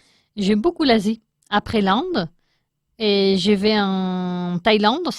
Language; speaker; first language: French; non-native, learner; Spanish